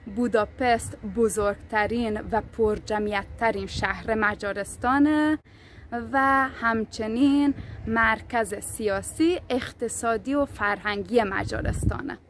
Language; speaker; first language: Persian; non-native, fluent; Hungarian